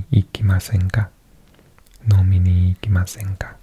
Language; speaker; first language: Japanese; non-native, learner; English